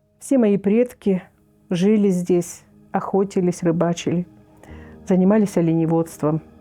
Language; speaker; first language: Russian; native; Russian